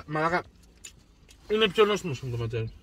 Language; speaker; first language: Greek; native; Greek